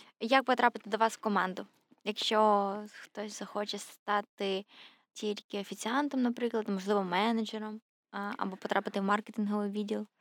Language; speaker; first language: Ukrainian; native; Ukrainian